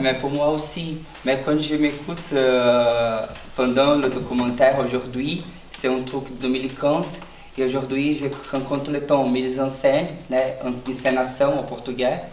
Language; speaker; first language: French; non-native, fluent; Portuguese